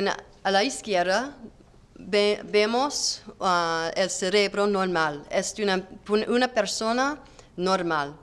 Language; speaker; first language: Spanish; non-native, learner; English